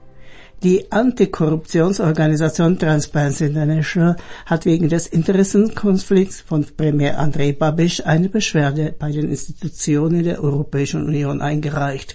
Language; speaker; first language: German; native; German